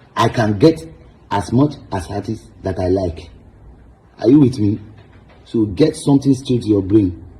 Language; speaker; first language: Nigerian Pidgin; non-native, local second language; Yoruba